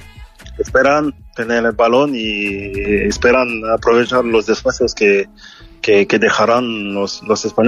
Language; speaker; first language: Spanish; non-native, fluent; French